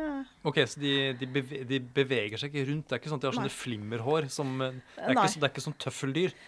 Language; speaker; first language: Norwegian; native; Norwegian